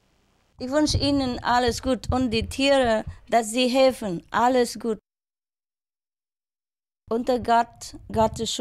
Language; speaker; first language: German; non-native, learner; Vietnamese